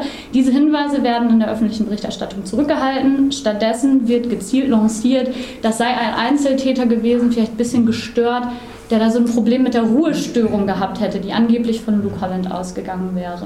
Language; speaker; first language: German; native; German